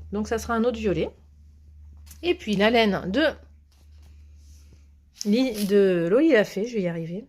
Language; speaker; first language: French; native; French